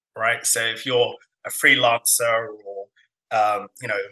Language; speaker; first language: English; non-native, fluent; Somali